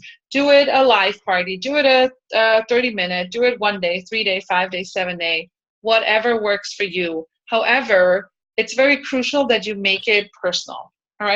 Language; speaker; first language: English; native; English